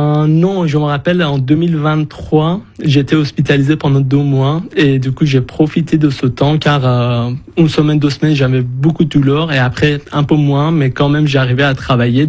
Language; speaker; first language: French; non-native, fluent; Persian